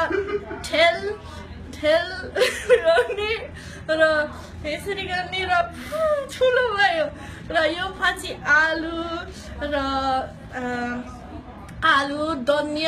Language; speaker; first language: Nepali; non-native, learner; English